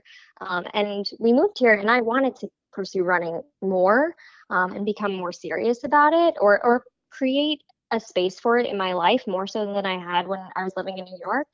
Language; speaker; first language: English; native; English